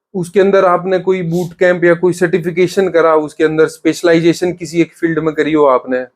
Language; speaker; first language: Hindi; native; Hindi